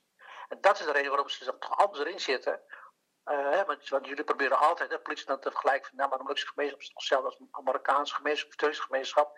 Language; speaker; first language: Dutch; early bilingual, other home language; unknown